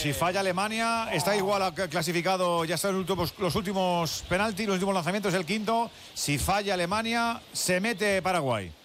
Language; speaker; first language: Spanish; native; Spanish